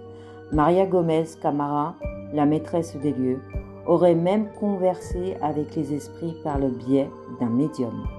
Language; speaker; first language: French; native; French